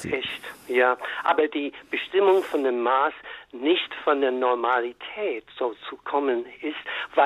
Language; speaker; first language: German; non-native, fluent; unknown